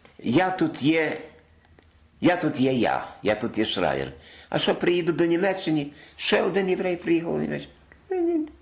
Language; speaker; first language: Ukrainian; non-native, local second language; Polish